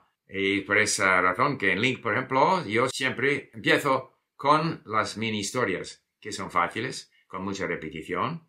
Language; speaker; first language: Spanish; non-native, fluent; English